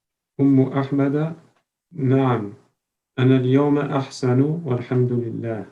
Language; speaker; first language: Arabic; non-native, learner; French